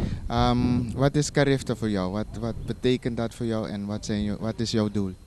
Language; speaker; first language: Dutch; non-native, local second language; Papiamento